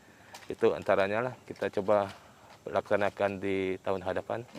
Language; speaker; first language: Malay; non-native, local second language; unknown